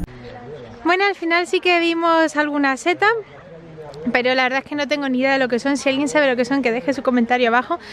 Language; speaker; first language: Spanish; native; Spanish